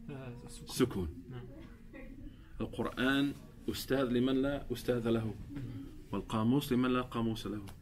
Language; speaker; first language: Arabic; non-native, fluent; English